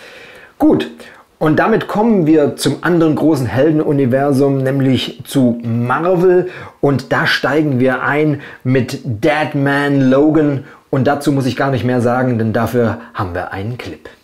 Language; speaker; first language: German; native; German